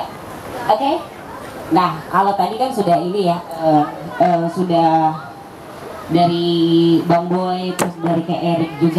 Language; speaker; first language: Indonesian; native; Indonesian